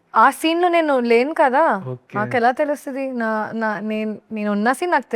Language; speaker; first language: Telugu; non-native, learner; Hindi